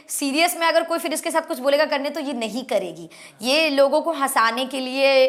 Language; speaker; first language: Hindi; native; Hindi